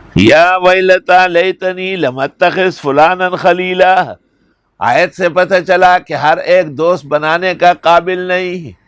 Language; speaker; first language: Urdu; non-native, local second language; Pashto